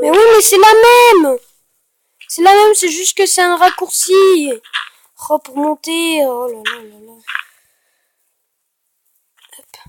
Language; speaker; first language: French; native; French